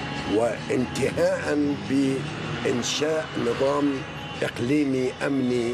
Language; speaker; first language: Arabic; non-native, fluent; Persian